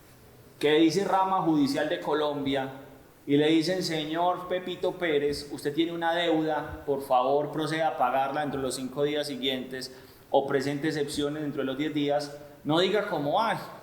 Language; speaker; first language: Spanish; native; Spanish